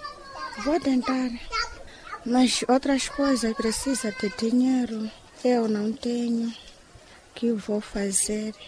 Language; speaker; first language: Portuguese; non-native, local second language; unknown